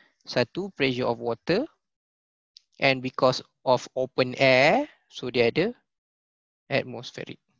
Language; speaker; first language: English; non-native, local second language; Malay